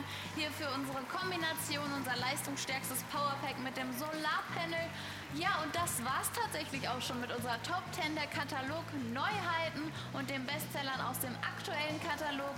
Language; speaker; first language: German; native; German